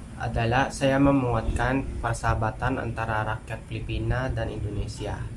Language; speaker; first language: Indonesian; non-native, fluent; Filipino